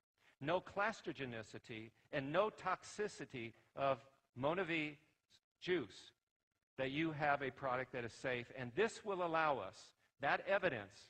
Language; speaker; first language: English; native; English